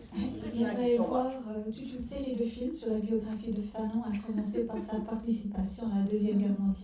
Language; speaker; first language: French; non-native, fluent; English